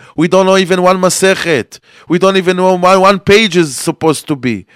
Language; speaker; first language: English; non-native, fluent; Hebrew